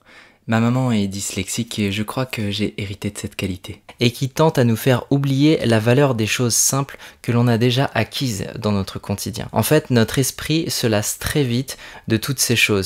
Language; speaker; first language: French; native; French